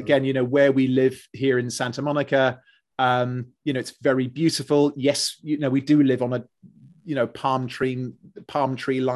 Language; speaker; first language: English; native; English